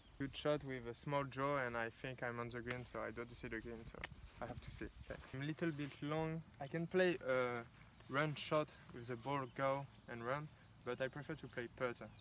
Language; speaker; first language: English; non-native, learner; French